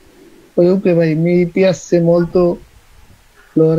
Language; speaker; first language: Italian; non-native, learner; Bangla